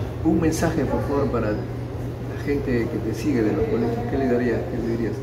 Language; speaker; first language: Spanish; native; Spanish